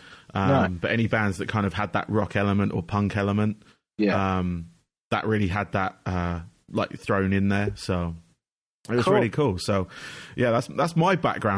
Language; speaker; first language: English; native; English